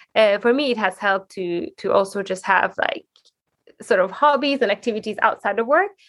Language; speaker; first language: English; non-native, fluent; Hungarian